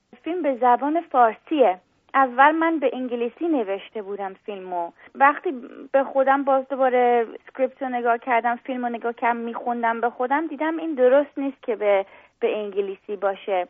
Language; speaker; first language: Persian; early bilingual, heritage; Persian